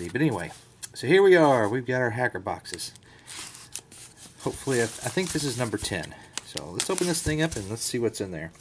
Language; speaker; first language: English; native; English